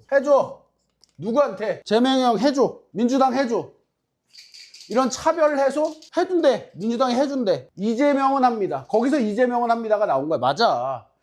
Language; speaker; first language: Korean; native; Korean